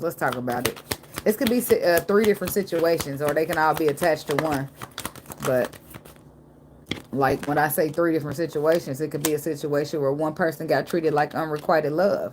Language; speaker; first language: English; native; English